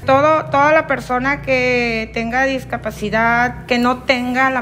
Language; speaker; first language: Spanish; native; Spanish